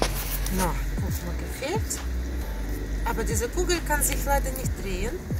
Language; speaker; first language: German; non-native, learner; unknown